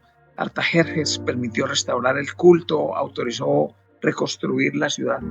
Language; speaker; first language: Spanish; native; Spanish